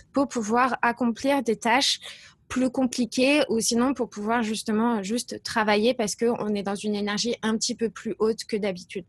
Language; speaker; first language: French; native; French